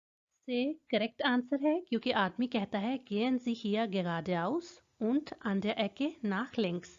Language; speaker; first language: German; non-native, fluent; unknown